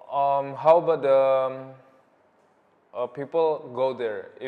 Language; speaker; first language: English; non-native, learner; Indonesian